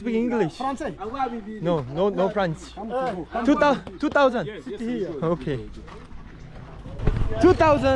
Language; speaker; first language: English; non-native, learner; Korean